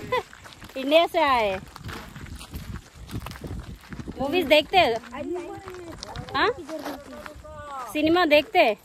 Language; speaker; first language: Hindi; non-native, local second language; Telugu